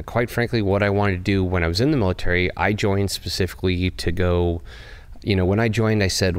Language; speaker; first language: English; native; English